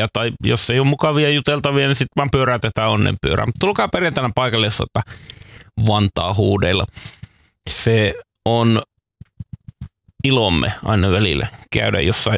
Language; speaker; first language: Finnish; native; Finnish